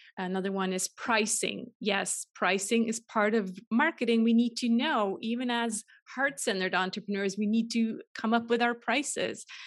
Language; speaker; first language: English; non-native, fluent; German